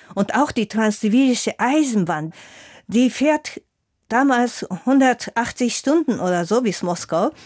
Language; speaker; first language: German; non-native, fluent; Japanese